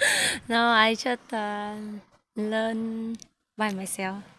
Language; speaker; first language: English; non-native, learner; Vietnamese